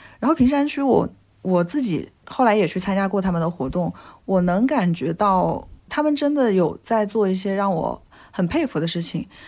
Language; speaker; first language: Chinese; native; Chinese